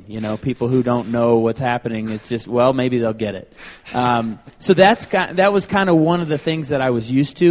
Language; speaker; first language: English; native; English